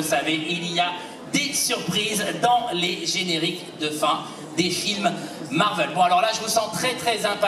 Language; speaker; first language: French; native; French